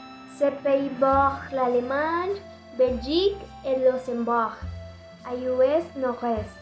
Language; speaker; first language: French; non-native, learner; Spanish